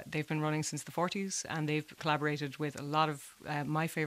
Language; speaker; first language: English; native; English